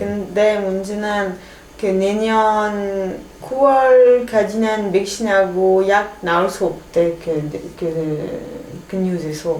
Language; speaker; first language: Korean; non-native, fluent; French